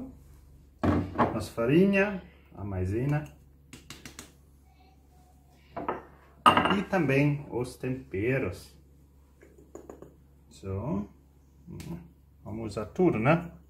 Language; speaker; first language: Portuguese; non-native, fluent; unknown